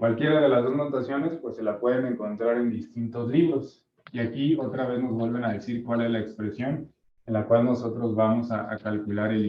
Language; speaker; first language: Spanish; native; Spanish